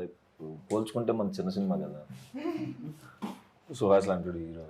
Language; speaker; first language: Telugu; native; Telugu